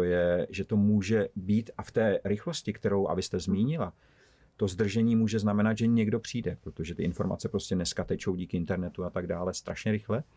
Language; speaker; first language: Czech; native; Czech